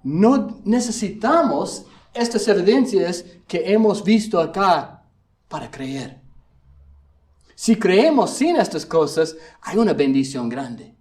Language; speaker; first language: Spanish; non-native, fluent; English